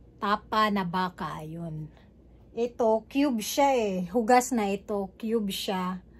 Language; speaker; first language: Filipino; non-native, local second language; Cebuano